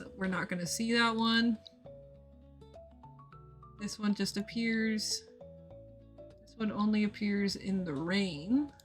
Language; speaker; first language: English; native; English